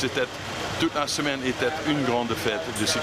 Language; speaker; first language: French; non-native, fluent; Dutch